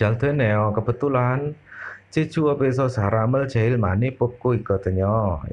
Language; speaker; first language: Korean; non-native, fluent; Indonesian